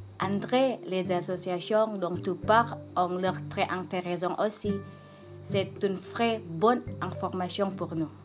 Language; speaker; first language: French; non-native, learner; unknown